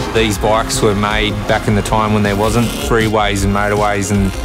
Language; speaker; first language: English; native; English